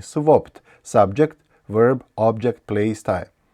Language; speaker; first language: English; non-native, fluent; Ukrainian